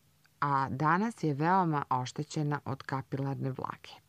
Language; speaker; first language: Croatian; native; Croatian